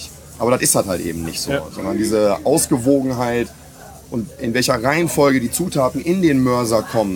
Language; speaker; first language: German; native; German